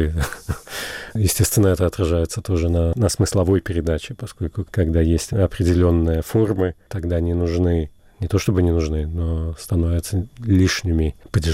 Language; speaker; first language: Russian; native; Russian